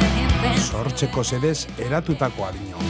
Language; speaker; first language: Basque; native; Basque